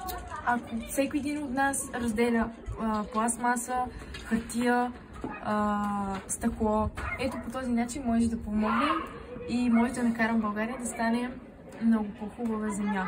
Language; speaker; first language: Bulgarian; early bilingual, heritage; Bulgarian